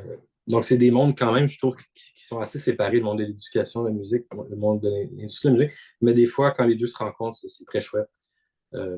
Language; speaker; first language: French; native; French